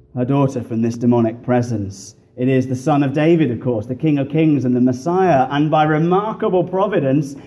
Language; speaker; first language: English; native; English